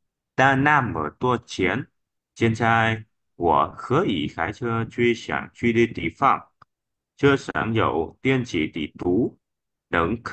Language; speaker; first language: Chinese; non-native, learner; Vietnamese